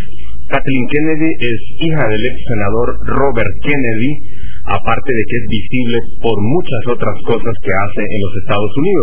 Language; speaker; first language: Spanish; native; Spanish